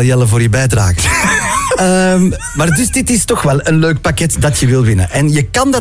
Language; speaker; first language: Dutch; native; Dutch